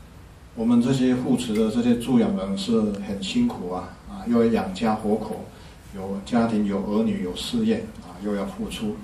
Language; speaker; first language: Chinese; native; Chinese